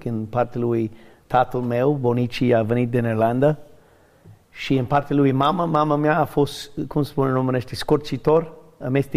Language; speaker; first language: Romanian; non-native, learner; English